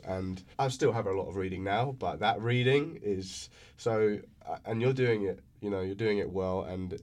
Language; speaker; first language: English; native; English